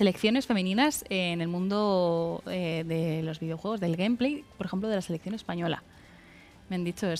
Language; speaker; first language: Spanish; native; Spanish